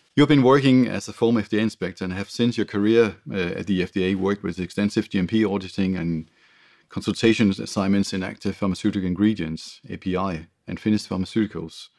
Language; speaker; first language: English; non-native, fluent; Danish